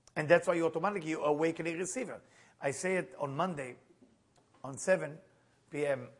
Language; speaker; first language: English; non-native, fluent; Hebrew